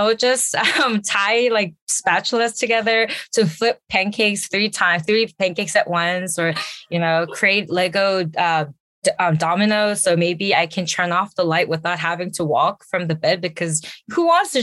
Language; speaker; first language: English; early bilingual, other home language; Korean